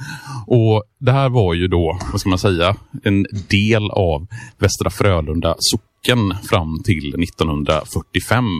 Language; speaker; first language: Swedish; native; Swedish